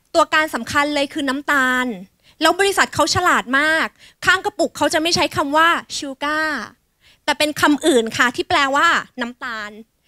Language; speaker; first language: Thai; native; Thai